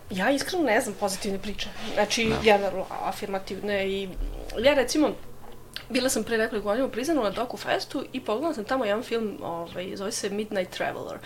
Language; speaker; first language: Serbian; native; Serbian